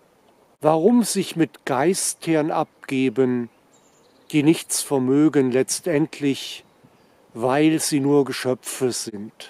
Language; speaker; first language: German; native; German